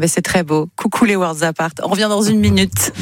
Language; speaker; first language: French; native; French